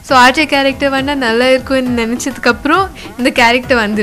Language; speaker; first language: Tamil; non-native, learner; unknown